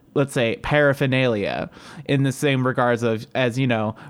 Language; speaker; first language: English; native; English